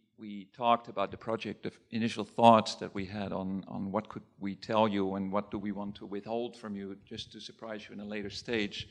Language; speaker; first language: English; non-native, fluent; Dutch